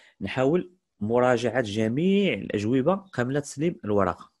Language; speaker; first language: Arabic; native; Arabic